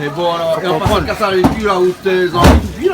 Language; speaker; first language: French; native; French